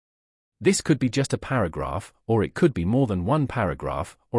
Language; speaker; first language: English; native; English